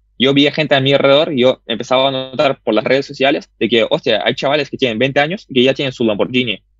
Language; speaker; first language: Spanish; early bilingual, other home language; Russian